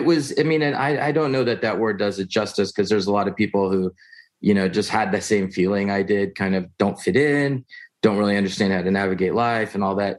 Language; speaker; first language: English; native; English